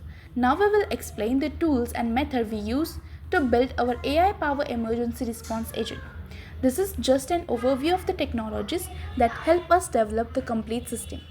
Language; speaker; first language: English; non-native, learner; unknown